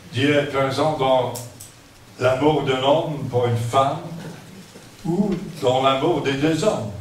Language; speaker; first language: French; non-native, fluent; English